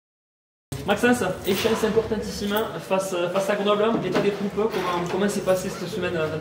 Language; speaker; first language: French; native; French